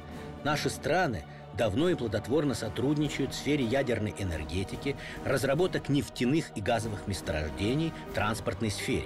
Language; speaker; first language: Russian; native; Russian